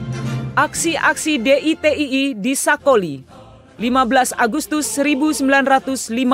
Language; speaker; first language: Indonesian; native; Indonesian